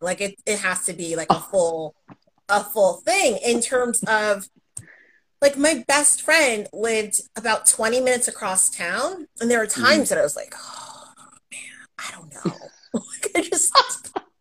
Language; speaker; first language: English; native; English